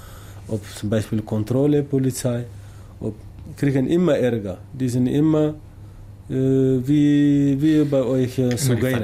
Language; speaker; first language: German; non-native, learner; Tamasheq